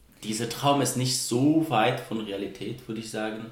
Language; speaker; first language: German; non-native, fluent; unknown